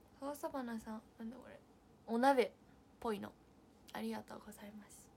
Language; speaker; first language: Japanese; native; Japanese